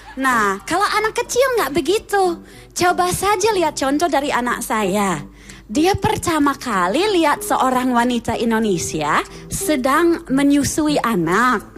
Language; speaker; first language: Indonesian; non-native, fluent; English